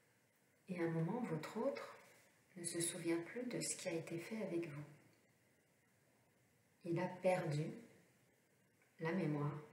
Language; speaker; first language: French; native; French